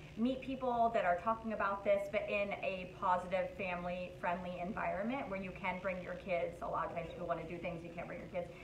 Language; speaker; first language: English; native; English